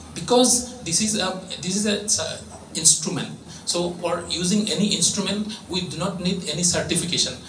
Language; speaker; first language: English; non-native, local second language; Assamese